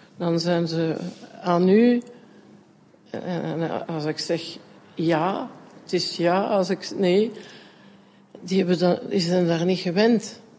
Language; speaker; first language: Dutch; non-native, local second language; French